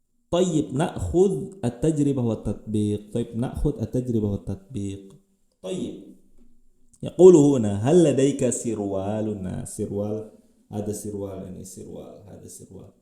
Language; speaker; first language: Arabic; non-native, fluent; Indonesian